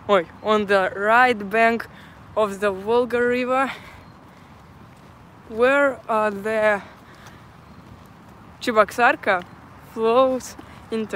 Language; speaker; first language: English; non-native, learner; Russian